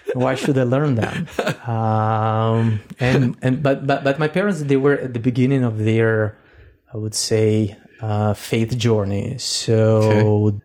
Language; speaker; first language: English; non-native, fluent; Russian